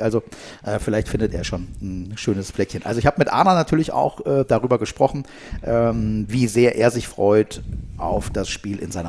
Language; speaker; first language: German; native; German